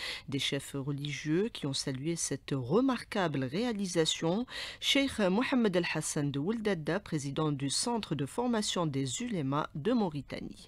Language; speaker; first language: French; non-native, local second language; Arabic